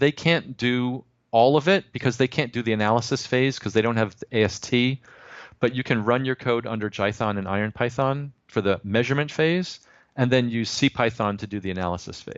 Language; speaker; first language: English; native; English